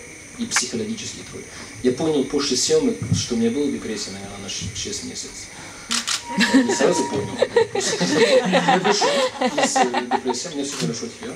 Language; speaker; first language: Russian; non-native, fluent; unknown